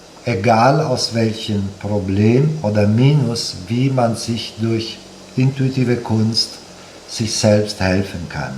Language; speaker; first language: German; non-native, fluent; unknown